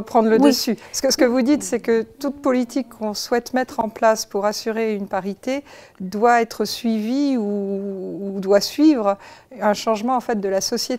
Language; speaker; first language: French; native; French